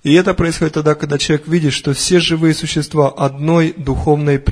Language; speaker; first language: Russian; native; Russian